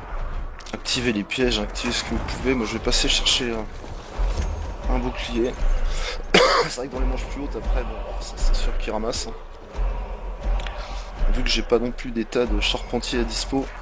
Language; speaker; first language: French; native; French